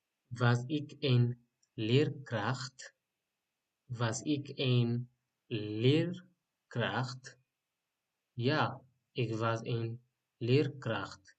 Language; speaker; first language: Dutch; non-native, learner; Tigrinya